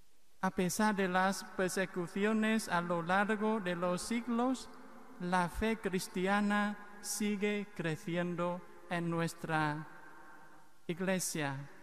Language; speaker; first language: Spanish; non-native, fluent; Vietnamese